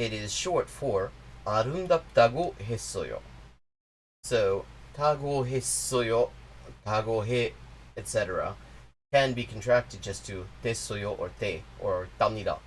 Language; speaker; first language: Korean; non-native, learner; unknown